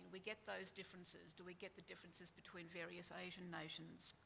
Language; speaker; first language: English; native; English